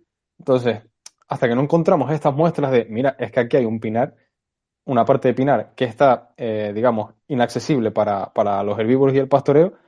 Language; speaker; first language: Spanish; native; Spanish